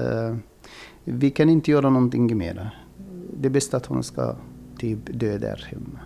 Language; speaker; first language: Swedish; non-native, fluent; Arabic